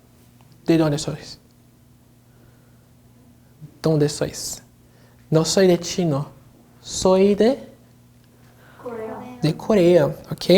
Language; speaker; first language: Spanish; non-native, fluent; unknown